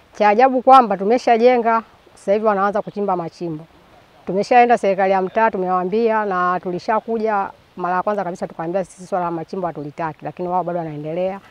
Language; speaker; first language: Swahili; native; Swahili